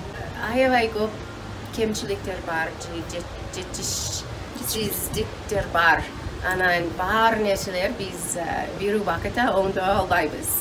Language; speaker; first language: Kyrgyz; non-native, learner; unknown